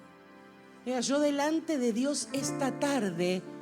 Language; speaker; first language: Spanish; native; Spanish